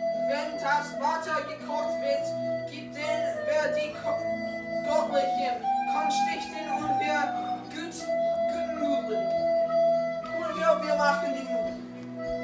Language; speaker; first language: German; non-native, learner; English